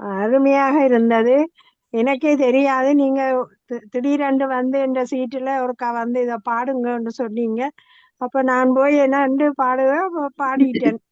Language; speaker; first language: Tamil; native; Tamil